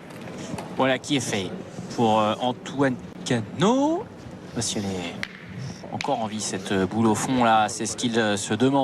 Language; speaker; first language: French; native; French